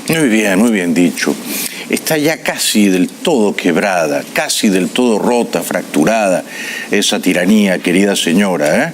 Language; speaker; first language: Spanish; native; Spanish